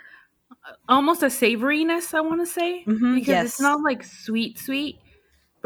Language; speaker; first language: English; early bilingual, other home language; Spanish